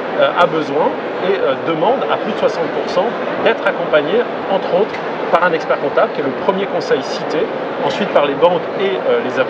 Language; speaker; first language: French; native; French